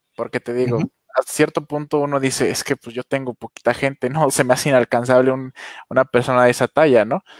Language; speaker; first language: Spanish; native; Spanish